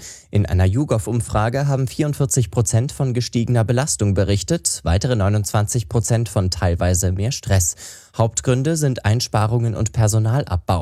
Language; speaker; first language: German; native; German